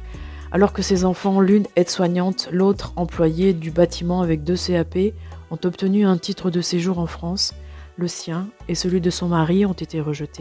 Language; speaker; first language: French; native; French